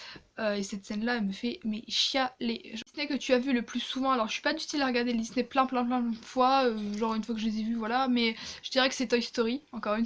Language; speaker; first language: French; native; French